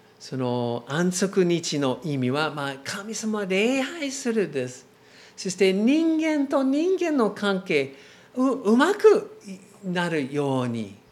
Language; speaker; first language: Japanese; non-native, learner; English